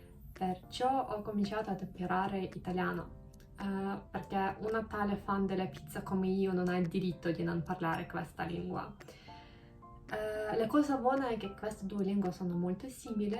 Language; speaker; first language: Italian; non-native, learner; Ukrainian